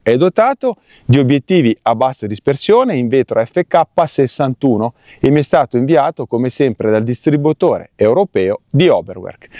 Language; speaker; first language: Italian; native; Italian